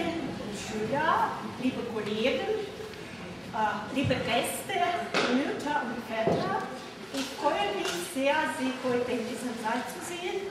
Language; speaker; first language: German; non-native, fluent; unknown